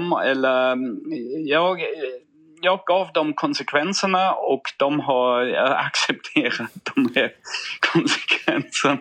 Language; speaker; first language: Swedish; non-native, fluent; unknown